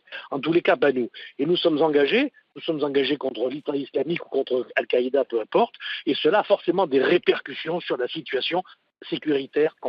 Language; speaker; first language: French; native; French